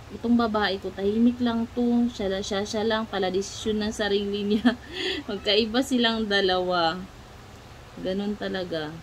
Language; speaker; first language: Filipino; non-native, local second language; Cebuano